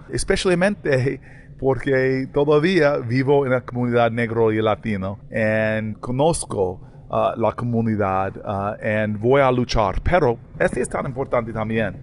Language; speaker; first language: Spanish; non-native, learner; English